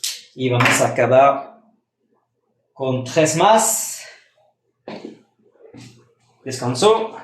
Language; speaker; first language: Spanish; non-native, fluent; French